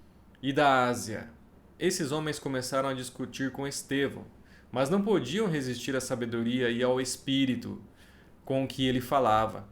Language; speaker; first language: Portuguese; native; Portuguese